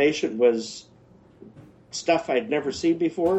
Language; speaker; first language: English; native; English